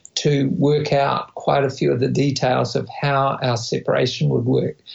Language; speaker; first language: English; native; English